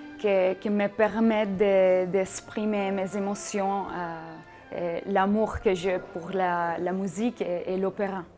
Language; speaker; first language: French; non-native, fluent; Catalan